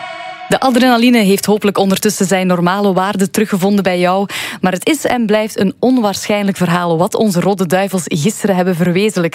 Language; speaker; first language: Dutch; native; Dutch